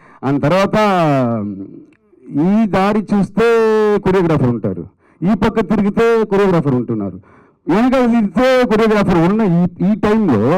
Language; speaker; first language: Telugu; non-native, fluent; Tamil